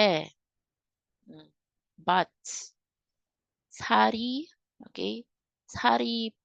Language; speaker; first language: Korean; non-native, learner; Kinaray-a